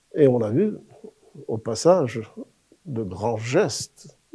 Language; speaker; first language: French; non-native, local second language; Arabic